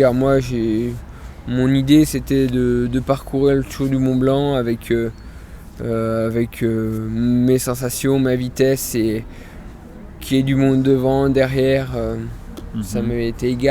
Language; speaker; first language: French; native; French